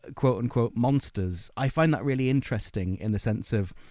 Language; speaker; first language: English; native; English